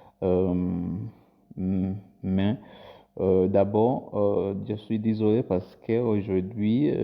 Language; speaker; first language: French; non-native, learner; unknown